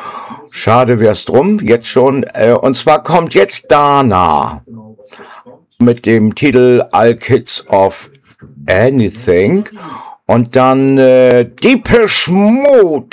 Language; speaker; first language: German; native; German